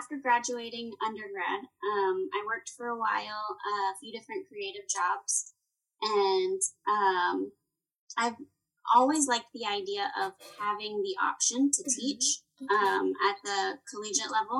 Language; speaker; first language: English; native; English